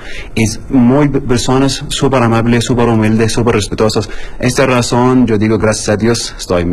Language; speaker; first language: Spanish; non-native, learner; Arabic